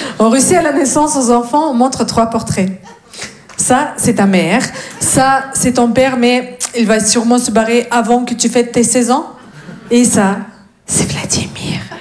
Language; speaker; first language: French; non-native, fluent; Russian